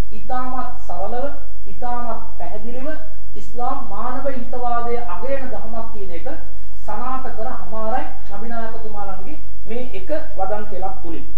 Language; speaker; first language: Sinhala; non-native, local second language; Tamil